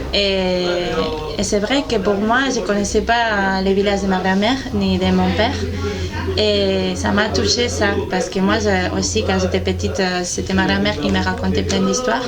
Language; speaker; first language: French; non-native, fluent; Spanish